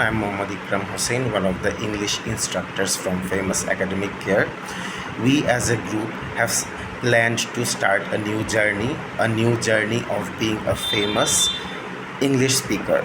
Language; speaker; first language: English; non-native, local second language; Bangla